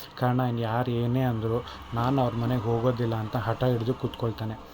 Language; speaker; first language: Kannada; native; Kannada